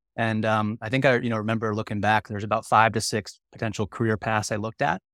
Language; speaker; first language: English; native; English